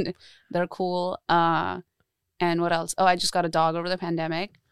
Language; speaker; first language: English; early bilingual, other home language; Nepali